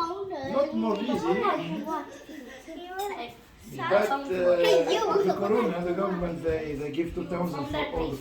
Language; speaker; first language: English; non-native, learner; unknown